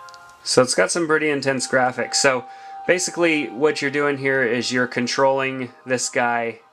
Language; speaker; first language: English; native; English